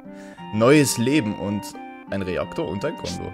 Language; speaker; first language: German; native; German